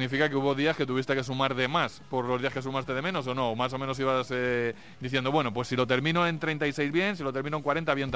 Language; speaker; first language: Spanish; native; Spanish